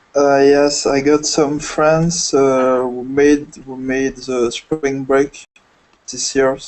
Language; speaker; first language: English; non-native, fluent; French